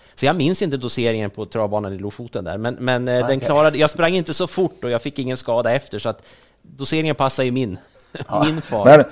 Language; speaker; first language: Swedish; native; Swedish